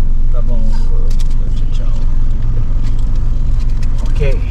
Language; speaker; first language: Portuguese; non-native, learner; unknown